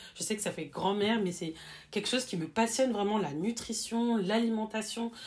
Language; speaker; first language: French; native; French